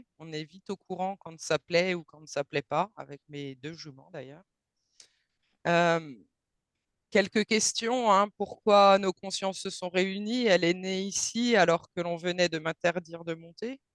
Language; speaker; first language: French; native; French